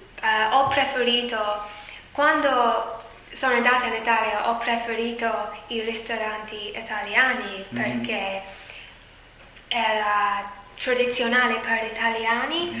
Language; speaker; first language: Italian; non-native, learner; English